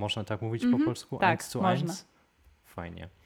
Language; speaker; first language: Polish; non-native, fluent; German